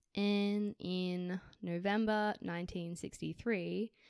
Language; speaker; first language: English; native; English